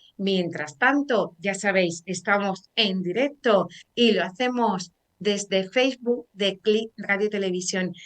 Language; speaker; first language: Spanish; native; Spanish